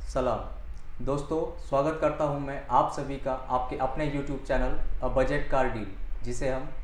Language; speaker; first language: Hindi; non-native, local second language; Marathi